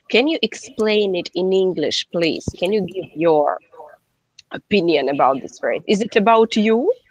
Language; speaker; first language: English; non-native, fluent; Russian